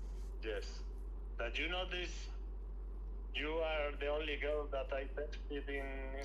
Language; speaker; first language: English; non-native, learner; Spanish